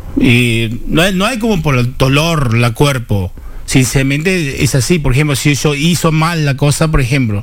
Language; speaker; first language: Spanish; non-native, learner; Chinese